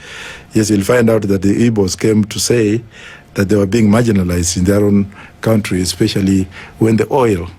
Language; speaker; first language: English; non-native, local second language; Luyia